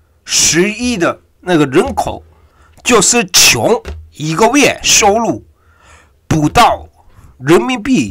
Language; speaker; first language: Chinese; non-native, fluent; Korean